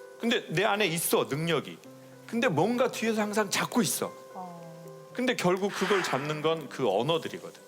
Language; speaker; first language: Korean; native; Korean